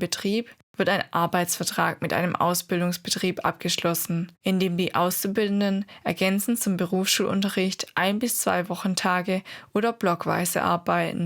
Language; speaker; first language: German; native; German